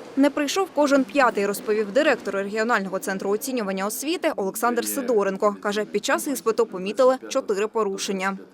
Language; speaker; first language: Ukrainian; native; Ukrainian